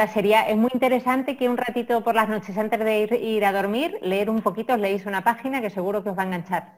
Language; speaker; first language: Spanish; native; Spanish